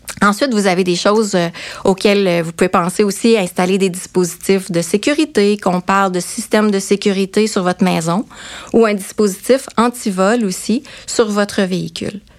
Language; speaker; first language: French; native; French